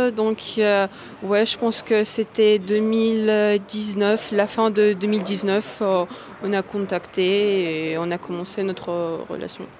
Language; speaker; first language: French; non-native, fluent; Russian